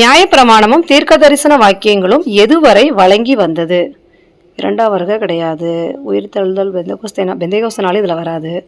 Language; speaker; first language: Tamil; native; Tamil